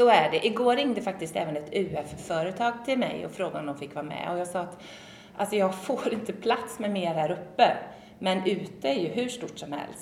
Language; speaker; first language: Swedish; native; Swedish